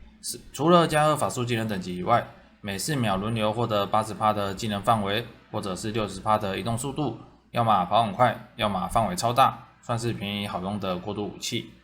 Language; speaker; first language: Chinese; native; Chinese